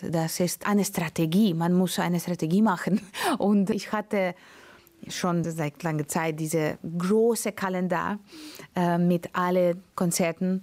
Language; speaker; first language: German; non-native, learner; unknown